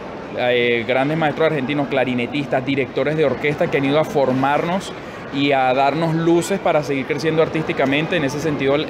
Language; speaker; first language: Spanish; native; Spanish